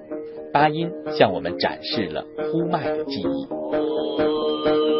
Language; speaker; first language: Chinese; native; Chinese